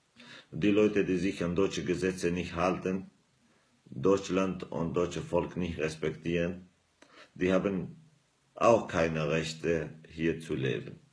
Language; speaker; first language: German; non-native, fluent; Kurdish